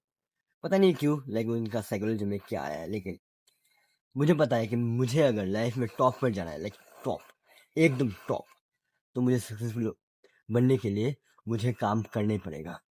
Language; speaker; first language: Hindi; non-native, local second language; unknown